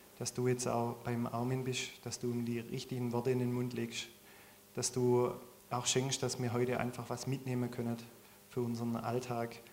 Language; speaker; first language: German; native; German